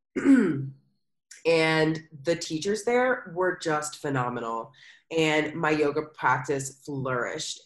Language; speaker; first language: English; native; English